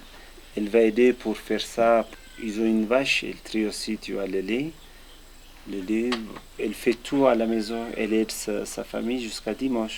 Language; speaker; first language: French; non-native, fluent; Amharic